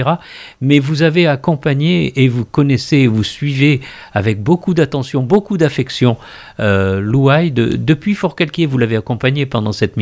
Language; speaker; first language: French; native; French